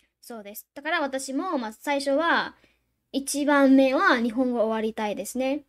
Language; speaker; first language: Japanese; non-native, fluent; Burmese